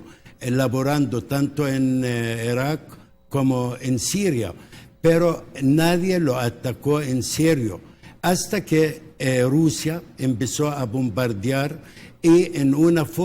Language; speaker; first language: Spanish; non-native, local second language; Arabic